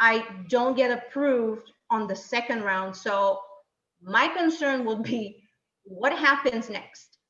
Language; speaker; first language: English; non-native, fluent; Bulgarian